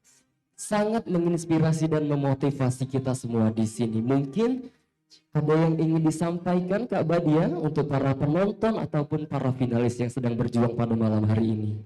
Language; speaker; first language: Indonesian; native; Indonesian